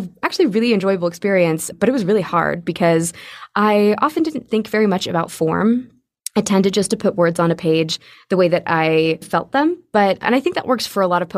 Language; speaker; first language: English; native; English